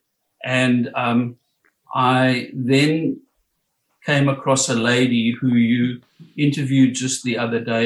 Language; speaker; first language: English; native; English